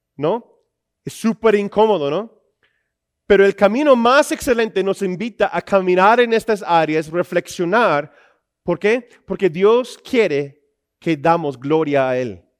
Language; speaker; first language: Spanish; non-native, fluent; English